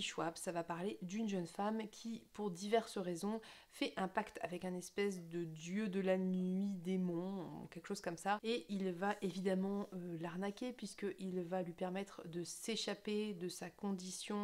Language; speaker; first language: French; native; French